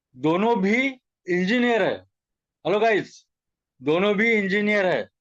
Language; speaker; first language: Hindi; non-native, local second language; Marathi